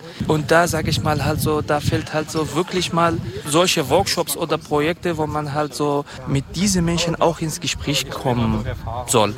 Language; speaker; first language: German; non-native, fluent; Kurdish